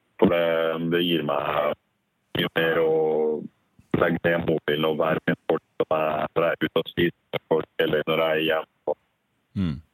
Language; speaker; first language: Norwegian; native; Norwegian